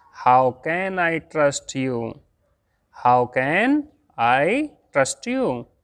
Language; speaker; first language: Hindi; native; Hindi